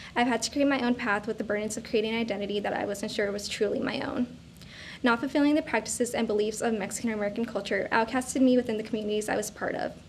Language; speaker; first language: English; native; English